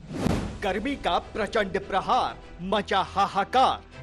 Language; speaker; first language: Hindi; native; Hindi